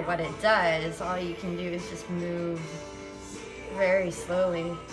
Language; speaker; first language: English; native; English